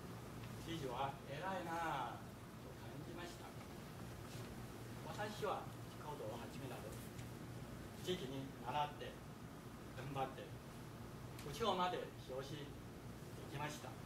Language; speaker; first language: Japanese; non-native, fluent; Chinese